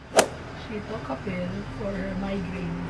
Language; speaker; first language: English; non-native, local second language; Filipino